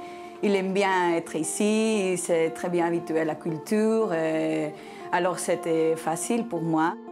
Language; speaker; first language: French; non-native, fluent; Spanish